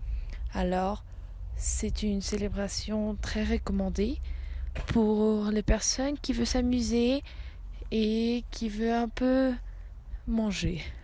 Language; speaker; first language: French; non-native, fluent; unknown